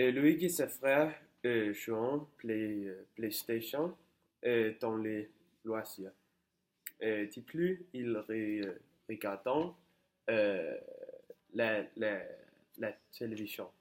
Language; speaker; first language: French; non-native, learner; Danish